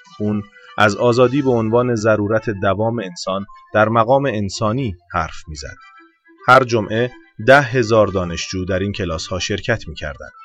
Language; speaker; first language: Persian; native; Persian